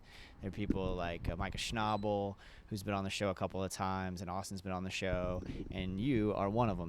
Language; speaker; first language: English; native; English